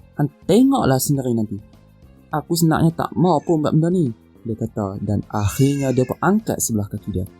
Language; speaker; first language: Malay; native; Malay